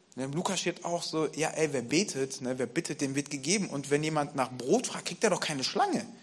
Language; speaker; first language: German; native; German